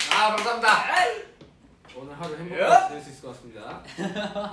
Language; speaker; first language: Korean; non-native, fluent; Japanese